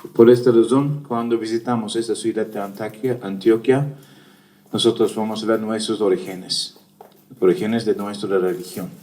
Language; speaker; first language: Spanish; non-native, fluent; Turkish